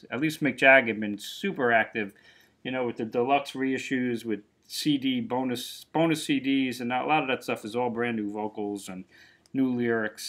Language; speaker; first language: English; native; English